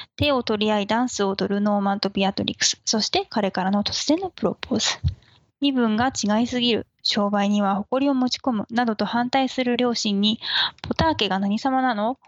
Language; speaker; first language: Japanese; native; Japanese